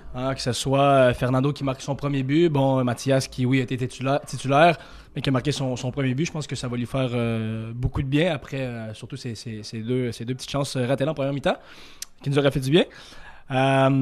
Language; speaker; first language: French; native; French